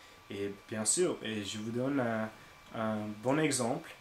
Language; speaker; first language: French; non-native, learner; English